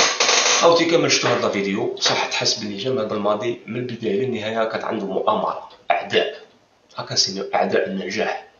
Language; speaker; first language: Arabic; native; Arabic